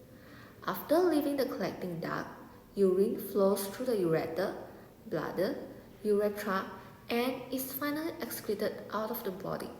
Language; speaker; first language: English; non-native, local second language; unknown